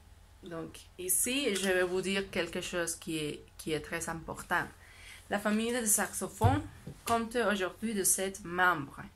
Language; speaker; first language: French; non-native, learner; Spanish